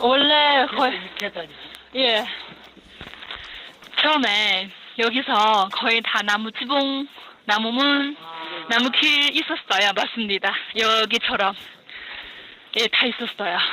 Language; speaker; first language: Korean; non-native, fluent; Chinese